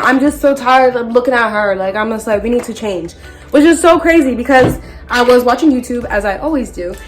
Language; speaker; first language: English; native; English